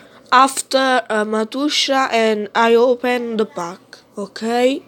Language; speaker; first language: English; non-native, learner; Italian